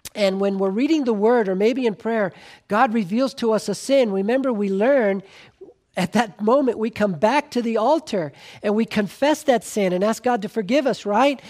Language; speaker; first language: English; native; English